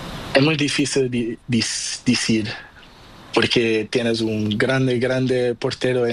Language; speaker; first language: Spanish; non-native, learner; Portuguese